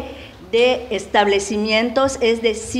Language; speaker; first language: Spanish; native; Spanish